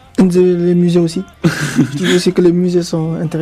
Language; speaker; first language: French; non-native, local second language; Wolof